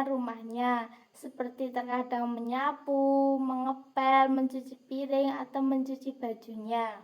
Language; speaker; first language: Indonesian; non-native, local second language; Javanese